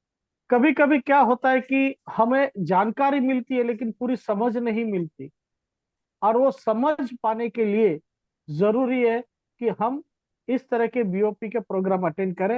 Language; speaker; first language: Hindi; native; Hindi